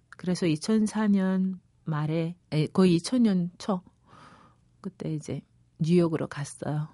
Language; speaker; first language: Korean; early bilingual, other home language; Spanish